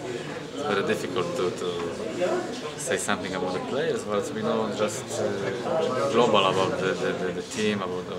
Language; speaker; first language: English; non-native, learner; Polish